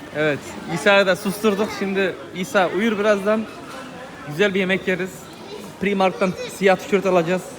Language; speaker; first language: Turkish; early bilingual, heritage; Turkish